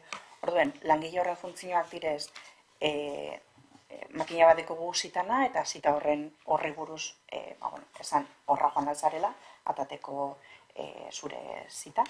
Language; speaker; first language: Basque; native; Basque